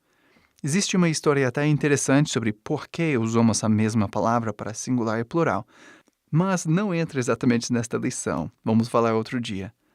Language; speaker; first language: Portuguese; non-native, fluent; English